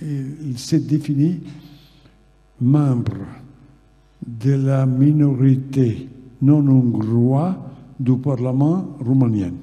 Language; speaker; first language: French; non-native, fluent; Italian